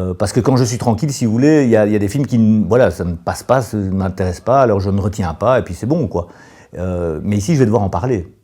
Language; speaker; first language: French; native; French